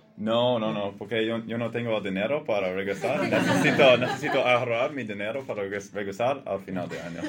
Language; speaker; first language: Spanish; non-native, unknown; English